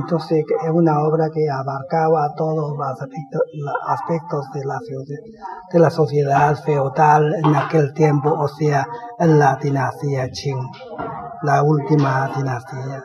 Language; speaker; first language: Spanish; non-native, fluent; Chinese